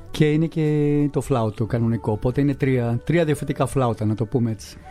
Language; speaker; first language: Greek; non-native, fluent; English